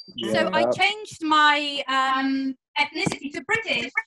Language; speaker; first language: English; native; English